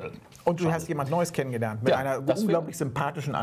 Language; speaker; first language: German; native; German